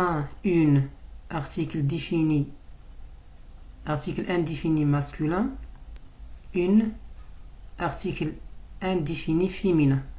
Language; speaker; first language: French; non-native, local second language; Arabic